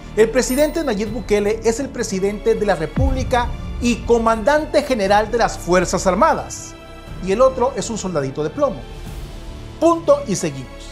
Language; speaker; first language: Spanish; native; Spanish